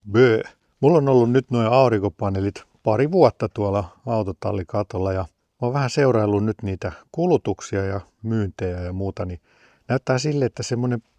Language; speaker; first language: Finnish; native; Finnish